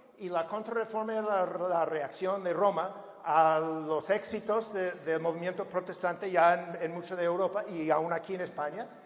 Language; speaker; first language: Spanish; non-native, fluent; English